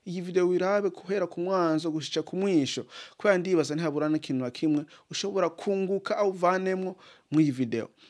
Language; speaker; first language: Rundi; native; Rundi